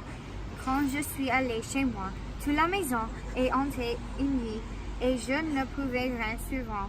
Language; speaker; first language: French; non-native, learner; English